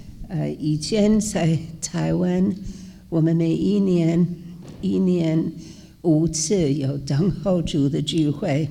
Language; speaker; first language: Chinese; non-native, fluent; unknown